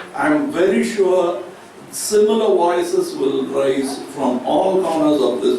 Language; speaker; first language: English; non-native, local second language; Tamil